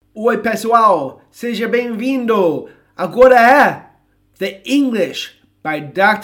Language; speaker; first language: Portuguese; non-native, fluent; English